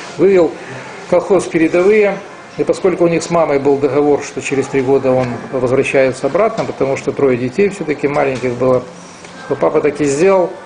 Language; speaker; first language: Russian; non-native, local second language; Romanian